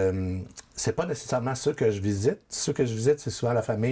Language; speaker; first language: French; native; French